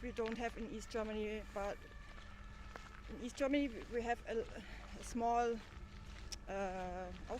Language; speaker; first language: English; non-native, learner; German